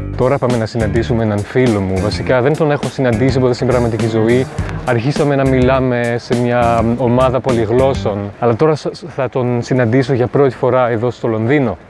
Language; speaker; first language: Greek; non-native, fluent; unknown